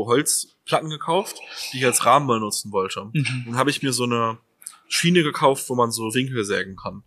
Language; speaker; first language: German; native; German